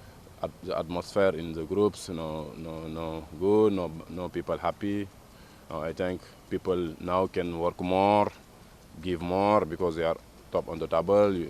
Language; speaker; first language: English; non-native, fluent; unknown